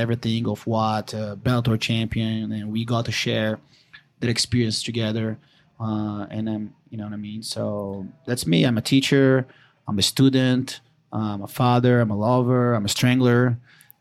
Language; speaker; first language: English; non-native, fluent; Portuguese